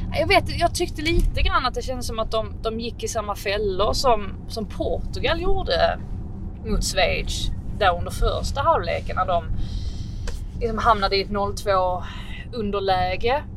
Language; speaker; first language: Swedish; native; Swedish